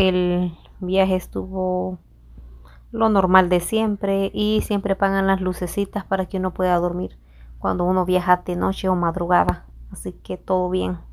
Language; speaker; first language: Spanish; native; Spanish